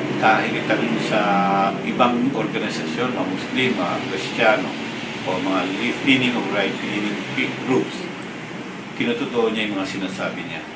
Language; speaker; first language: Filipino; non-native, local second language; Cebuano